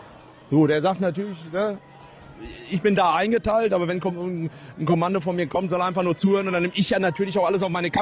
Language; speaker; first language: German; native; German